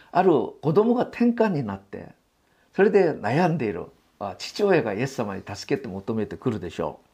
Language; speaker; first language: Japanese; non-native, fluent; Korean